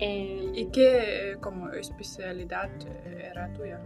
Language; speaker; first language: Spanish; non-native, fluent; Russian